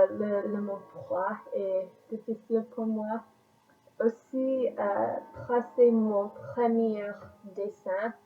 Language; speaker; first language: French; non-native, learner; English